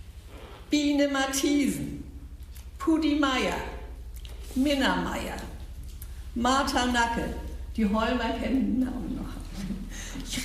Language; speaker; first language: German; native; German